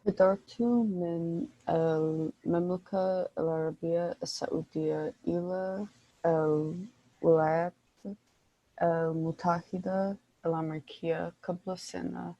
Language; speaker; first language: Arabic; non-native, learner; English